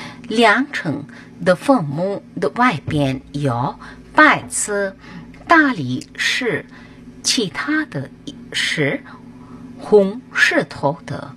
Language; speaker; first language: Chinese; non-native, fluent; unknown